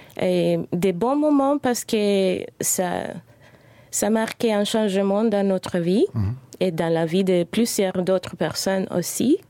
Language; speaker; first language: French; non-native, fluent; Spanish